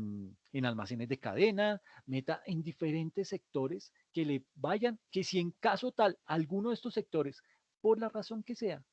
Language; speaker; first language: Spanish; native; Spanish